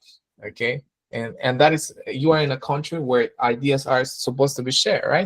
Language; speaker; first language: English; non-native, fluent; Spanish